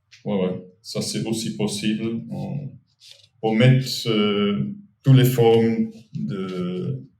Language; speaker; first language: French; non-native, fluent; German